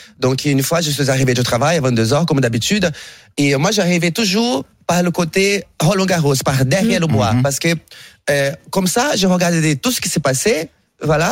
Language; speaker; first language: French; non-native, fluent; Portuguese